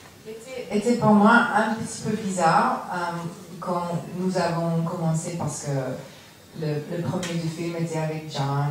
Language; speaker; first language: French; non-native, learner; English